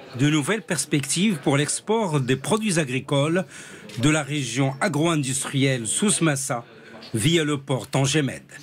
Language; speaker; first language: French; non-native, local second language; Arabic